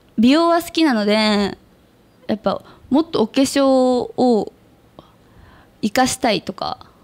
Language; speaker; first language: Japanese; native; Japanese